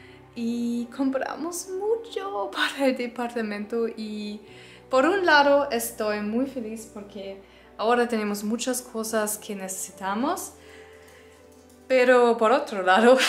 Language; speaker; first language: Spanish; non-native, learner; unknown